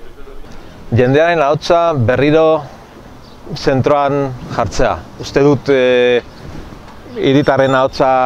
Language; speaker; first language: Basque; non-native, local second language; Spanish